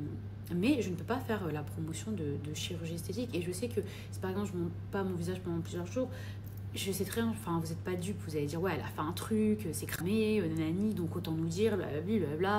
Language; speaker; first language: French; native; French